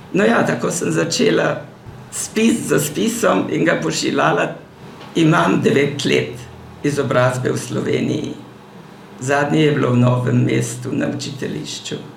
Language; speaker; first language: Slovenian; native; Slovenian